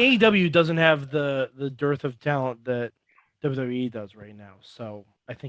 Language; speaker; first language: English; native; English